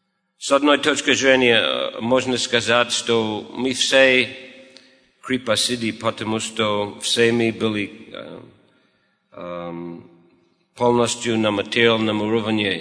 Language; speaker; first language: Russian; non-native, fluent; English